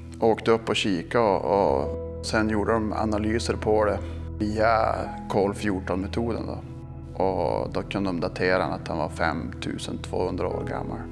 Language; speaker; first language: Swedish; native; Swedish